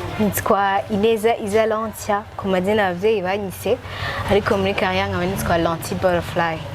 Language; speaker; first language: Rundi; native; Rundi